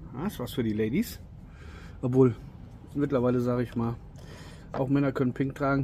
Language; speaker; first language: German; native; German